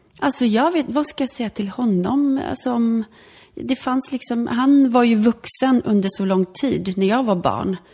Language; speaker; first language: Swedish; early bilingual, other home language; Polish